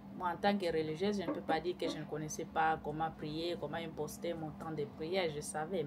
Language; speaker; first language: French; non-native, local second language; Lingala